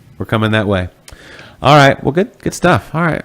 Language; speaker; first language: English; native; English